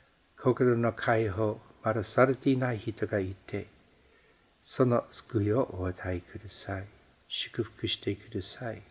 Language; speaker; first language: Japanese; non-native, fluent; English